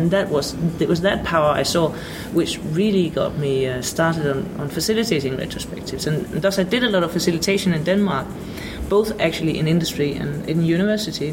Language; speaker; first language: English; non-native, fluent; Danish